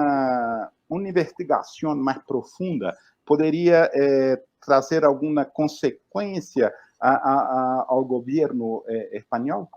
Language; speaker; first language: Spanish; non-native, learner; Portuguese